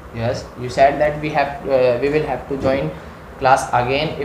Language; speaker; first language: English; non-native, learner; Hindi